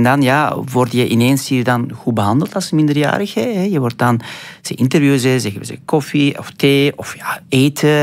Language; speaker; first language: Dutch; non-native, fluent; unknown